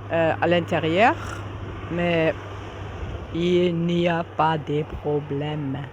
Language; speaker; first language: French; non-native, fluent; German